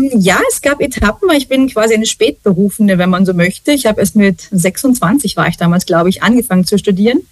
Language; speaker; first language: German; native; German